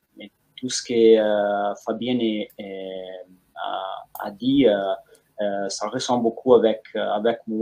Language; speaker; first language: French; non-native, fluent; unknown